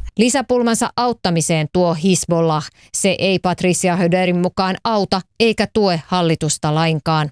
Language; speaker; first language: Finnish; native; Finnish